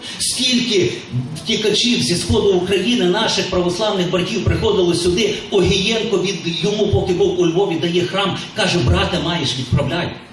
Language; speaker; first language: Ukrainian; native; Ukrainian